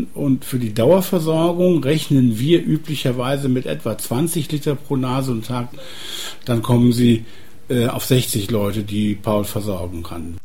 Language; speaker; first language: German; native; German